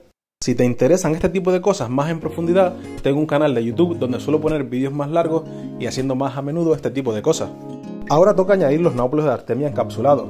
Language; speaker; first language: Spanish; native; Spanish